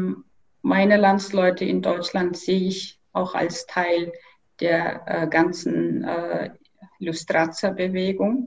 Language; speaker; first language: German; non-native, fluent; Kyrgyz